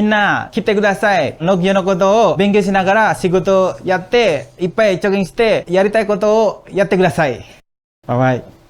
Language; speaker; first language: Japanese; non-native, learner; Indonesian